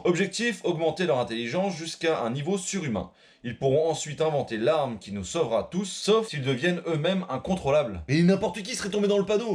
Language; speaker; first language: French; native; French